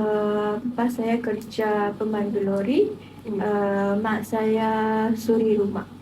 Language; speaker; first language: Malay; native; Malay